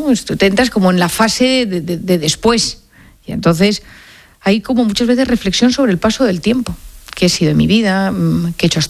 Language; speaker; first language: Spanish; native; Spanish